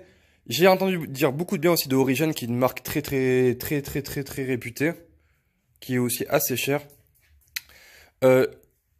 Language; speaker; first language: French; native; French